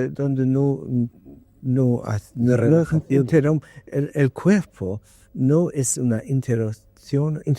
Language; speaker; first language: Spanish; non-native, learner; English